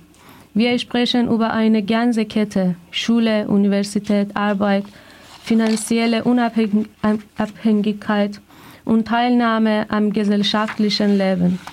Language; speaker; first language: German; non-native, fluent; Persian